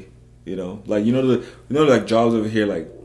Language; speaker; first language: English; non-native, local second language; Zulu